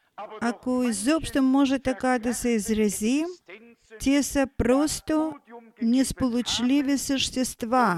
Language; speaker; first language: Bulgarian; non-native, fluent; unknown